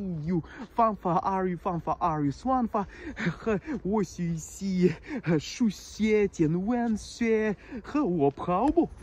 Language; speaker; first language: Chinese; non-native, learner; Russian